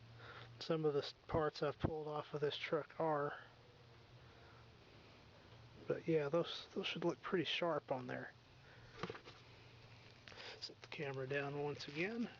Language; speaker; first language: English; native; English